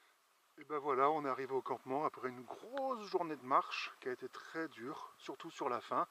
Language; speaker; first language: French; native; French